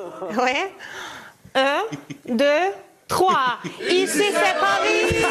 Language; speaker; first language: French; non-native, learner; German